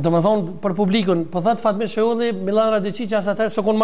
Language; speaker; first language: Albanian; native; Albanian